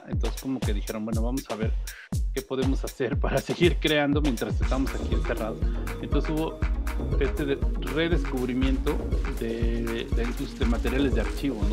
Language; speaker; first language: Spanish; native; Spanish